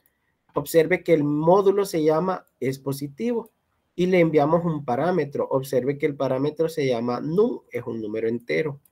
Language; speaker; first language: Spanish; native; Spanish